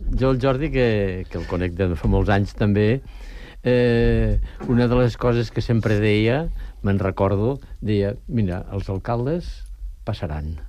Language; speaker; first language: Catalan; native; Catalan